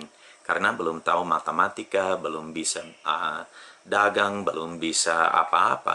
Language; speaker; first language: Indonesian; non-native, fluent; English